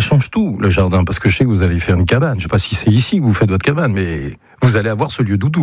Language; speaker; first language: French; native; French